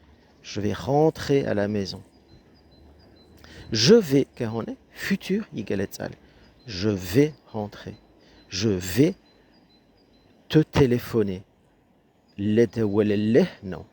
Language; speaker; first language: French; non-native, fluent; Amharic